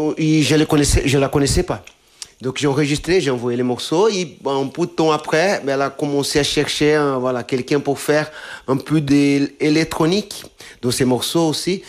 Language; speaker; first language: French; non-native, fluent; Portuguese